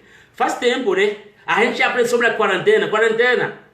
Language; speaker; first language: Portuguese; non-native, learner; Haitian Creole